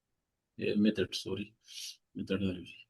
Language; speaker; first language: English; non-native, local second language; Urdu